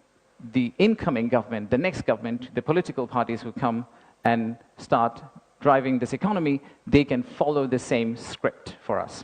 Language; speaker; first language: English; non-native, local second language; Bangla